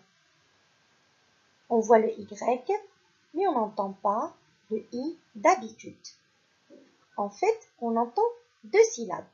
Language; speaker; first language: French; non-native, local second language; Arabic